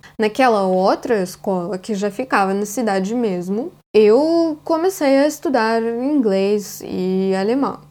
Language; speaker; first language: Portuguese; non-native, fluent; Russian